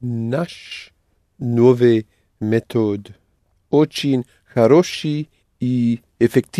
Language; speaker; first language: Russian; non-native, learner; English